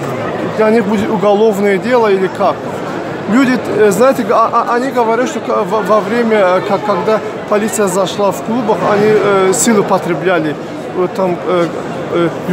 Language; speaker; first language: Russian; non-native, fluent; Azerbaijani